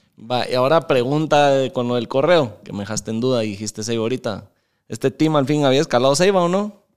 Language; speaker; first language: Spanish; native; Spanish